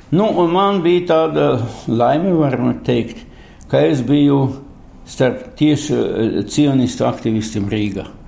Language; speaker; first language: Latvian; non-native, local second language; Russian